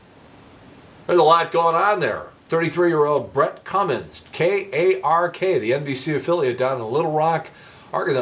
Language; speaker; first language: English; native; English